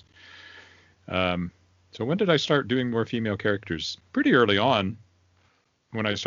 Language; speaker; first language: English; native; English